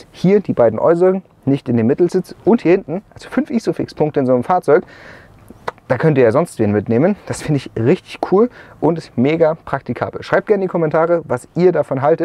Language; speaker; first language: German; native; German